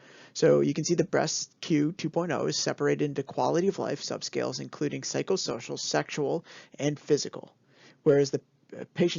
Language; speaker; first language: English; native; English